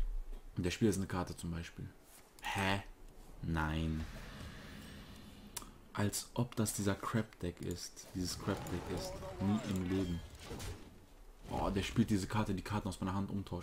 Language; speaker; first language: German; native; German